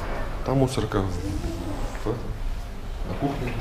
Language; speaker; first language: Russian; native; Russian